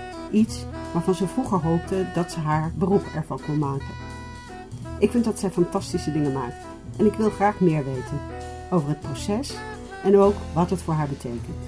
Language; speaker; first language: Dutch; native; Dutch